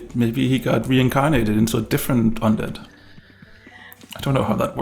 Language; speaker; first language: English; native; English